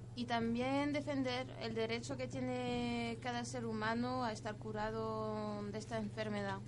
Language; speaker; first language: Spanish; non-native, fluent; French